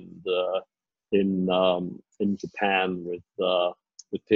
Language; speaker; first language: English; native; English